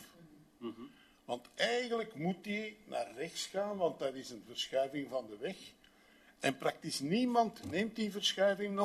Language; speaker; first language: Dutch; native; Dutch